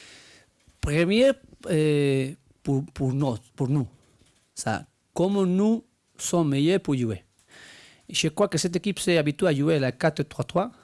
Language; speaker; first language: French; non-native, learner; Spanish